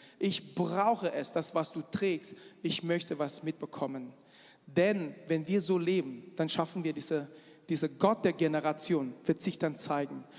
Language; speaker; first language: German; non-native, fluent; Chinese